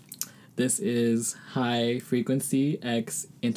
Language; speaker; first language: English; early bilingual, other home language; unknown